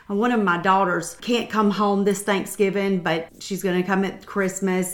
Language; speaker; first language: English; native; English